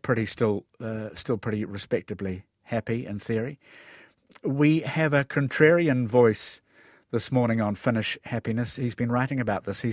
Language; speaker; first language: English; native; English